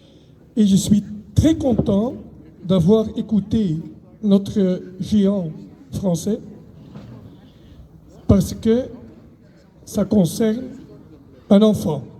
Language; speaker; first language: French; non-native, local second language; Dutch